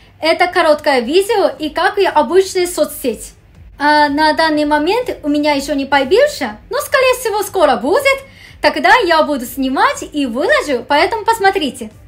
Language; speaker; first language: Russian; non-native, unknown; Japanese